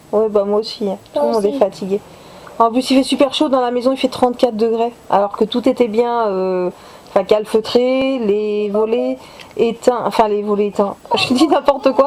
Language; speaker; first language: French; native; French